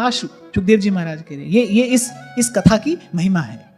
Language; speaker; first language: Hindi; native; Hindi